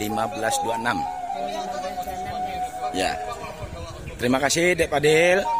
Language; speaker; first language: Indonesian; native; Indonesian